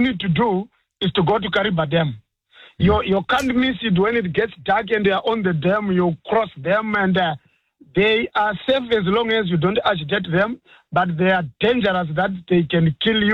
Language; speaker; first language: English; non-native, local second language; Shona